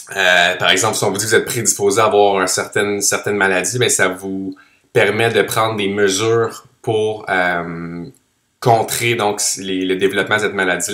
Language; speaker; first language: French; native; French